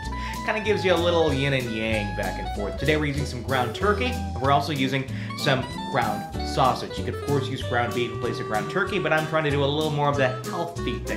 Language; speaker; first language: English; native; English